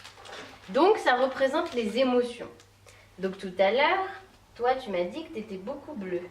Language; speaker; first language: French; native; French